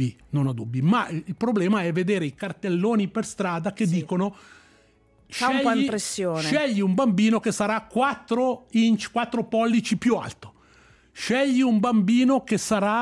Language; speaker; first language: Italian; native; Italian